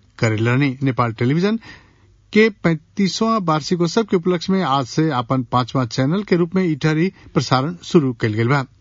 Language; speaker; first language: Bhojpuri; non-native, local second language; Nepali